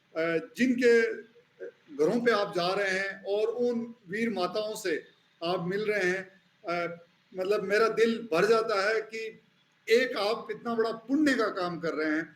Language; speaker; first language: Hindi; native; Hindi